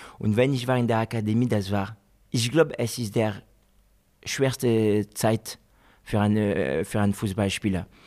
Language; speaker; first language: German; non-native, fluent; French